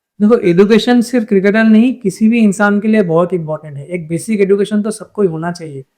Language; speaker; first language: Hindi; non-native, local second language; Bangla